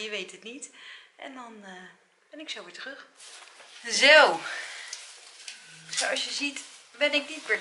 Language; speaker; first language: Dutch; native; Dutch